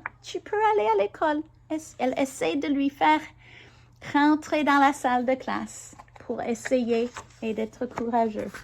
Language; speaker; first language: French; non-native, learner; English